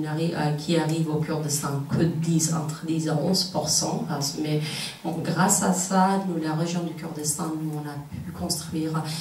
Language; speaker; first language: French; non-native, fluent; Kurdish